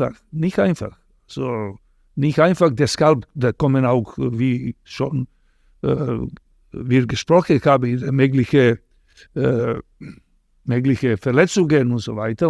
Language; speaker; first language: German; non-native, fluent; Serbian